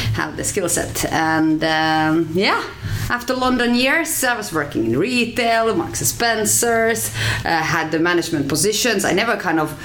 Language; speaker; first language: English; non-native, fluent; Finnish